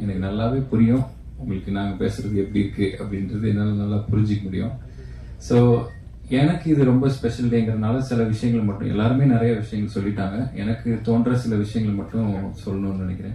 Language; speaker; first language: Tamil; native; Tamil